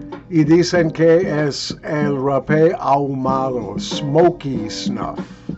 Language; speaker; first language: Spanish; non-native, fluent; English